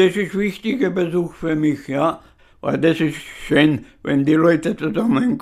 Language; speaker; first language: German; non-native, fluent; Slovenian